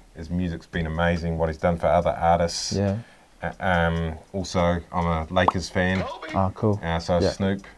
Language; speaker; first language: English; native; English